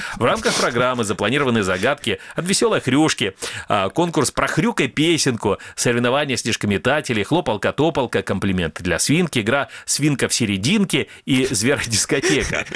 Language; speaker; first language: Russian; native; Russian